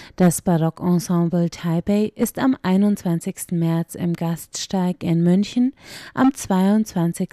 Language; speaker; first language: German; native; German